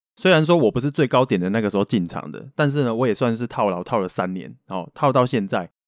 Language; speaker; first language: Chinese; non-native, local second language; Min Nan Chinese